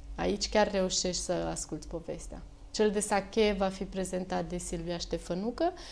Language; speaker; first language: Romanian; native; Romanian